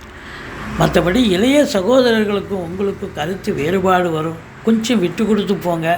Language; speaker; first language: Tamil; native; Tamil